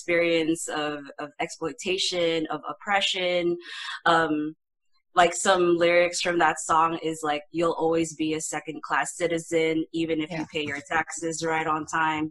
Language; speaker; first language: English; non-native, local second language; Filipino